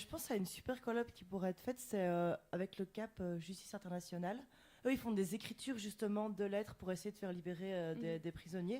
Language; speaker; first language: French; native; French